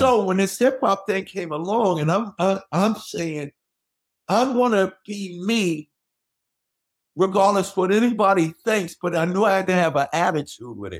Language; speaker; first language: English; native; English